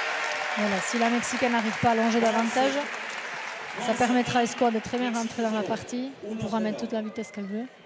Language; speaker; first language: French; native; French